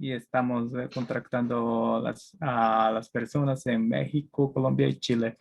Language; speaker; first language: Spanish; non-native, learner; Japanese